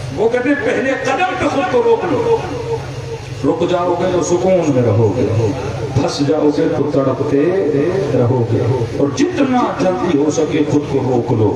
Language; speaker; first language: Urdu; non-native, local second language; Sindhi